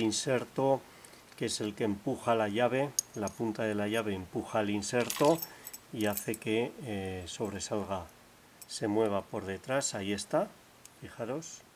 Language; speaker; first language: Spanish; native; Spanish